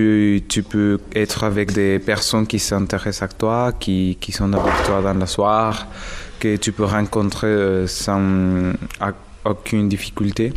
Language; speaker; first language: French; non-native, fluent; Spanish